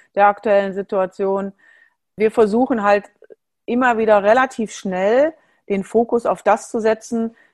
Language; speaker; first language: German; native; German